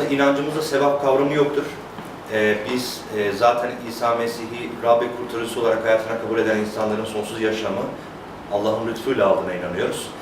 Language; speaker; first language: Turkish; native; Turkish